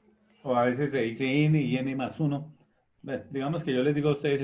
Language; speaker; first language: Spanish; native; Spanish